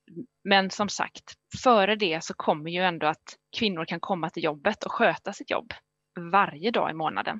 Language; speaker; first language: Swedish; native; Swedish